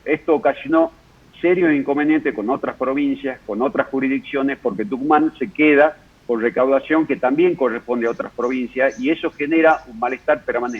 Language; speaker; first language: Spanish; native; Spanish